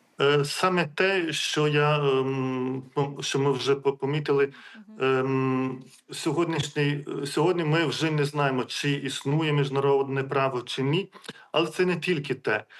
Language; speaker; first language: Ukrainian; non-native, fluent; Lithuanian